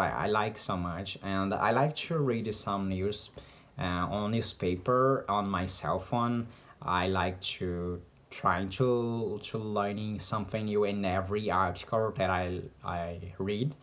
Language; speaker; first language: English; non-native, learner; Portuguese